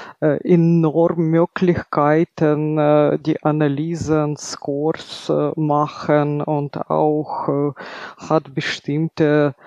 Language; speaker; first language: German; non-native, fluent; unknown